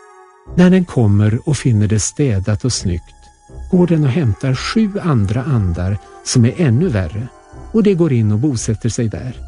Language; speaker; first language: Swedish; native; Swedish